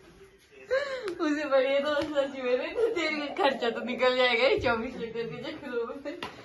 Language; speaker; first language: Hindi; native; Hindi